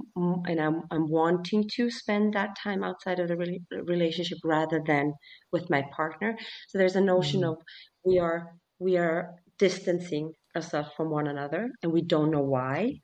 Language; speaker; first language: English; early bilingual, other home language; Swedish